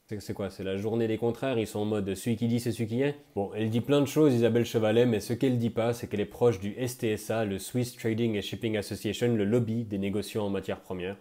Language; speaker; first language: French; native; French